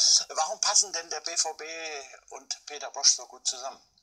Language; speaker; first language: German; native; German